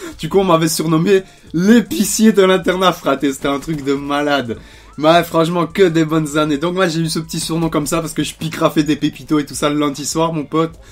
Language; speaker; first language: French; native; French